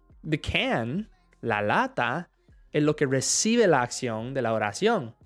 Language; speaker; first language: Spanish; non-native, fluent; English